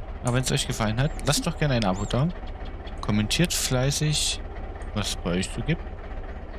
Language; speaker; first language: German; native; German